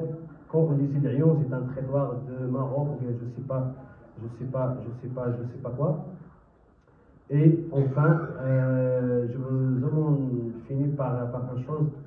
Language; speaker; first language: French; non-native, learner; Arabic